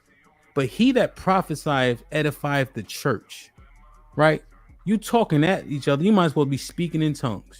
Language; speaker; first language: English; native; English